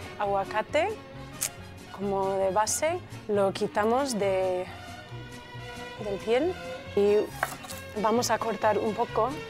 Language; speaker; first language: Spanish; non-native, fluent; English